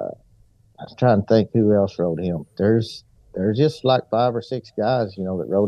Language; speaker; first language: English; native; English